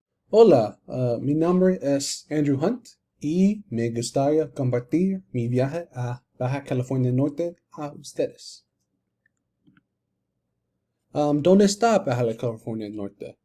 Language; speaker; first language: Spanish; non-native, learner; English